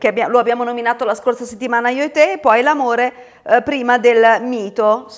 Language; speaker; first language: Italian; native; Italian